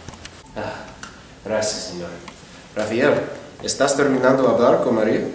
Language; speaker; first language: Spanish; non-native, learner; English